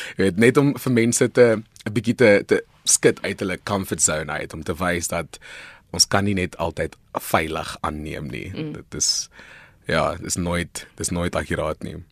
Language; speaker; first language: Afrikaans; non-native, local second language; Northern Sotho